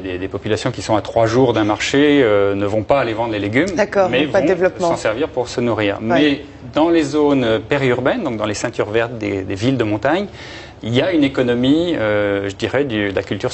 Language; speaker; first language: French; native; French